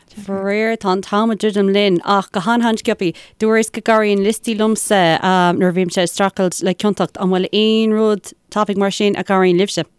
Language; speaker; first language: Irish; non-native, local second language; English